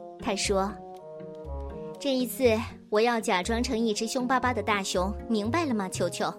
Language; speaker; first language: Chinese; native; Chinese